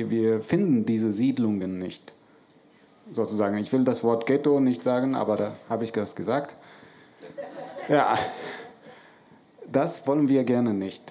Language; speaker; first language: German; non-native, fluent; Arabic